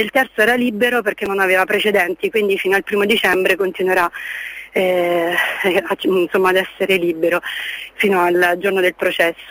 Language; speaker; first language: Italian; native; Italian